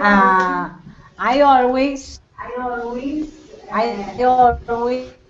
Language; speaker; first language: English; non-native, learner; Spanish